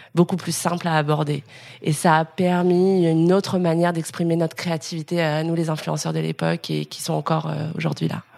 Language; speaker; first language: French; native; French